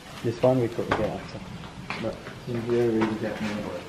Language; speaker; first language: English; non-native, learner; Balinese